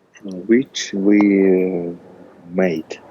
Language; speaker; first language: English; non-native, learner; Russian